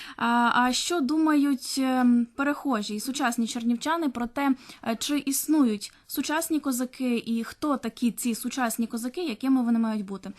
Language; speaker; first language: Ukrainian; native; Ukrainian